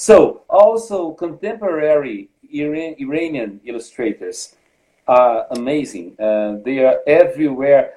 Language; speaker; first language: English; non-native, fluent; Portuguese